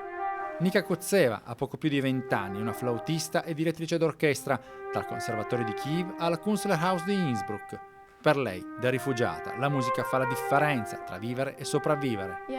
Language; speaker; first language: Italian; native; Italian